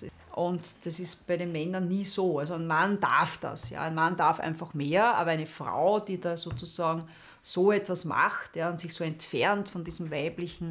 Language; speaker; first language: German; native; German